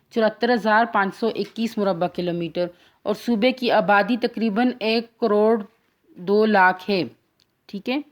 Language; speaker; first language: Urdu; non-native, local second language; Pashto